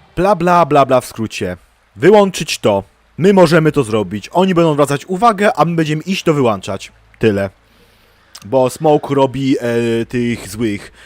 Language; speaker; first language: Polish; native; Polish